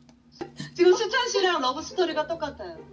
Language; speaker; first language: Korean; native; Korean